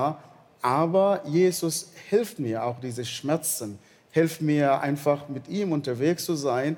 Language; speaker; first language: German; non-native, fluent; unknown